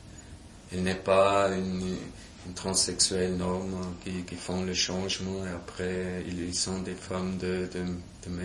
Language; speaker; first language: French; non-native, local second language; German